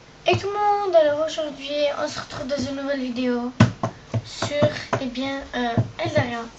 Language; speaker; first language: French; native; French